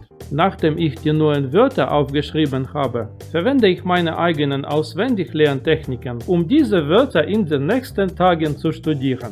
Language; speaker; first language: German; non-native, fluent; Russian